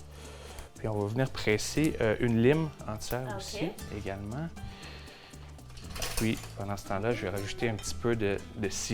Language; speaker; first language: French; native; French